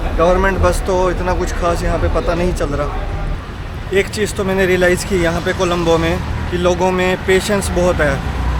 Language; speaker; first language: Hindi; native; Hindi